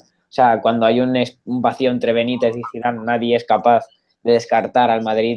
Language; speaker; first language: Spanish; native; Spanish